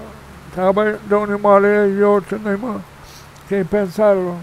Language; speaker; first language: Spanish; non-native, fluent; English